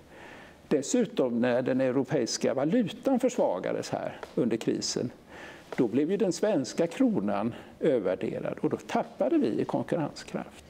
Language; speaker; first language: Swedish; native; Swedish